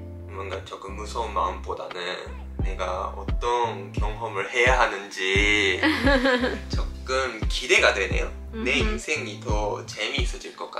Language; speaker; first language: Korean; non-native, fluent; Japanese